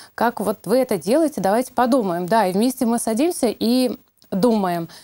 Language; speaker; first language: Russian; native; Russian